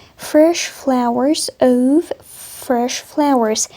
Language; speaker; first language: English; non-native, learner; Azerbaijani